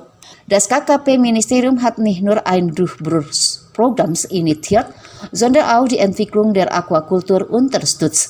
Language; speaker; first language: German; non-native, fluent; Indonesian